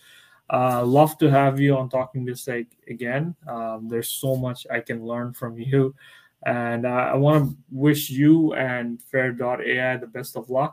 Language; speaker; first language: English; non-native, local second language; Bangla